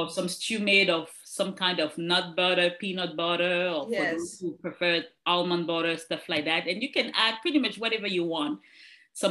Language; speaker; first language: English; non-native, local second language; French